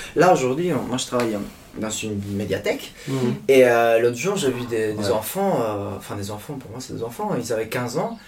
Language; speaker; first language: French; non-native, fluent; Spanish